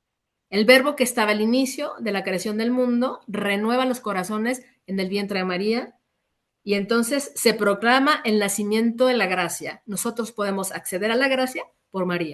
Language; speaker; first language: Spanish; native; Spanish